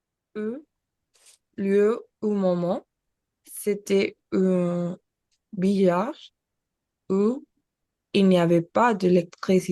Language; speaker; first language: French; non-native, learner; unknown